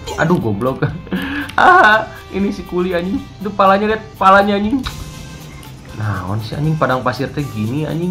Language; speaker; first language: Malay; non-native, local second language; Sundanese